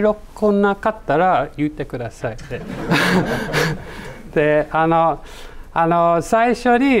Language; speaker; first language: Japanese; non-native, learner; English